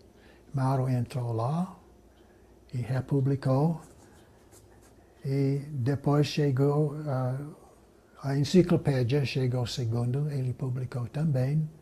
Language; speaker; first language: Portuguese; non-native, fluent; English